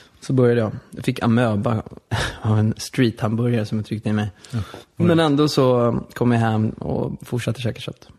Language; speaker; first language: Swedish; native; Swedish